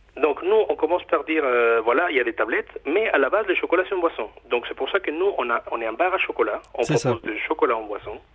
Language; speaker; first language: French; non-native, fluent; Spanish